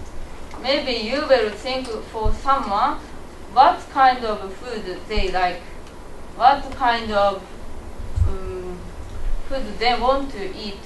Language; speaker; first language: English; non-native, learner; Japanese